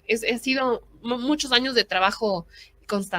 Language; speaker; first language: Spanish; native; Spanish